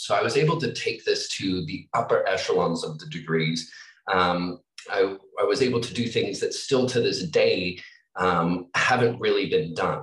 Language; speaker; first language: English; native; English